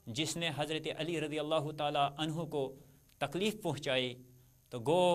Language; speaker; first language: Urdu; non-native, local second language; Kashmiri